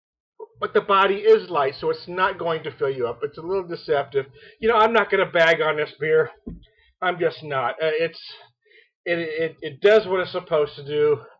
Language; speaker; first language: English; native; English